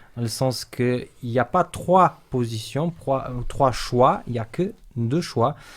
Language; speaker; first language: French; non-native, fluent; Portuguese